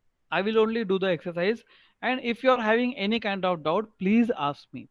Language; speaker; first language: English; non-native, local second language; Marathi